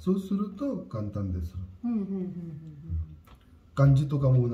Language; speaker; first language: Japanese; non-native, learner; Hindi